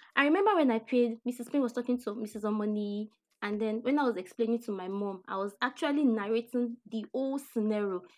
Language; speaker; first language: English; non-native, local second language; Yoruba